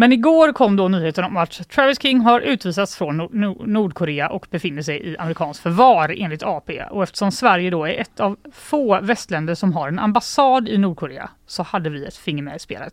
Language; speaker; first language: Swedish; native; Swedish